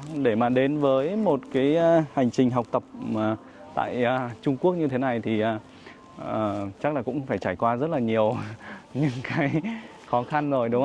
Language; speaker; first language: Vietnamese; native; Vietnamese